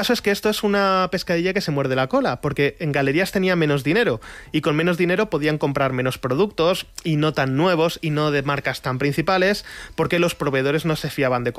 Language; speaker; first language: Spanish; native; Spanish